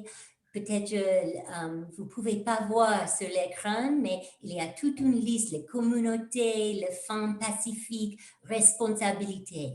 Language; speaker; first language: French; non-native, fluent; English